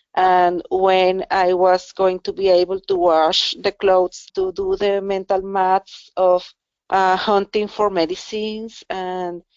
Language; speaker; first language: English; non-native, fluent; Spanish